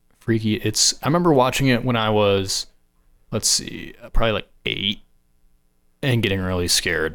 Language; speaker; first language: English; native; English